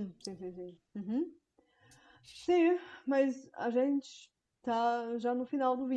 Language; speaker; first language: Portuguese; non-native, fluent; Bulgarian